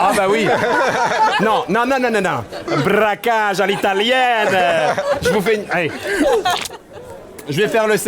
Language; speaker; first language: French; native; French